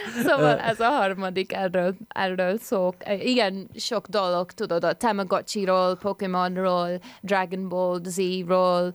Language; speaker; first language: Hungarian; non-native, learner; English